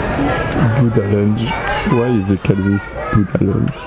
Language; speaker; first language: English; non-native, learner; French